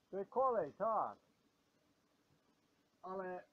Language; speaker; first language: Polish; non-native, learner; Croatian